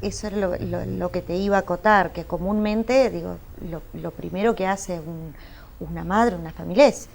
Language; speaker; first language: Spanish; native; Spanish